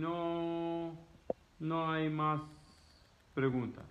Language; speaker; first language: Spanish; non-native, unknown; Arabic